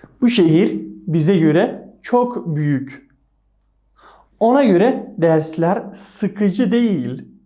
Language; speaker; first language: Turkish; non-native, fluent; Persian